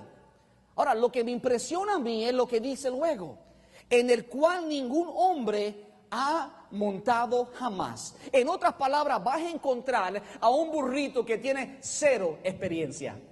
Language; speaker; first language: Spanish; native; Spanish